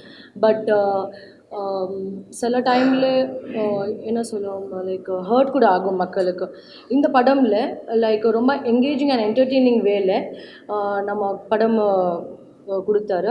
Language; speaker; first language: Tamil; non-native, learner; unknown